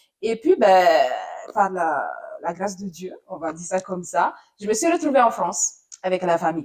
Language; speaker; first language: French; non-native, fluent; Italian